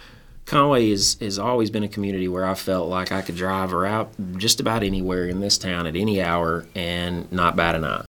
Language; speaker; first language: English; native; English